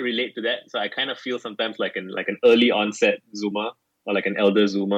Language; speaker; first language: English; native; English